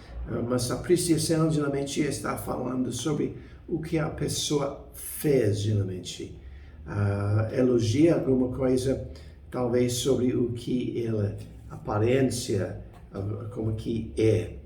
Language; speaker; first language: Portuguese; non-native, fluent; English